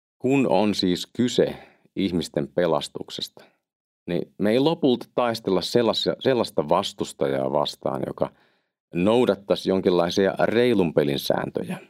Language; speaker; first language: Finnish; native; Finnish